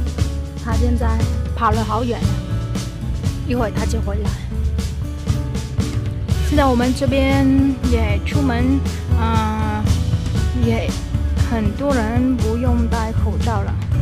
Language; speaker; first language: Chinese; non-native, fluent; Vietnamese